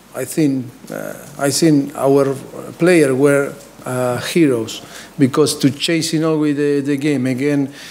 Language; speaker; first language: English; non-native, fluent; Spanish